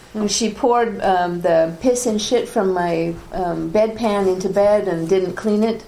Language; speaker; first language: English; native; English